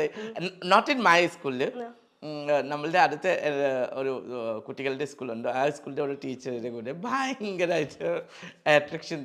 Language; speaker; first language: Malayalam; non-native, learner; Assamese